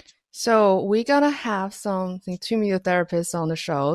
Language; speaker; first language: English; non-native, fluent; Chinese